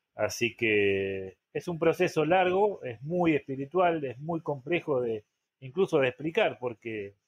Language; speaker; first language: Spanish; native; Spanish